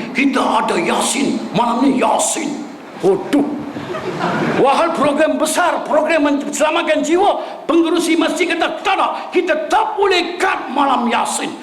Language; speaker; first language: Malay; non-native, local second language; Min Nan Chinese